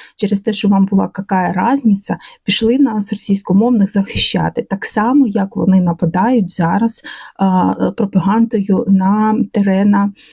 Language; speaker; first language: Ukrainian; non-native, local second language; Russian